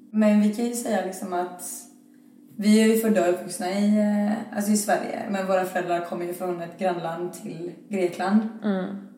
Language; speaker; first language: Swedish; early bilingual, other home language; Albanian